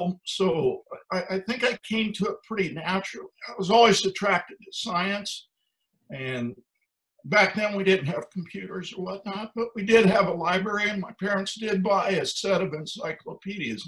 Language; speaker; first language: English; native; English